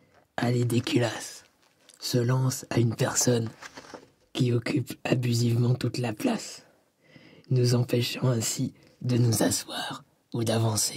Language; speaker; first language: French; native; French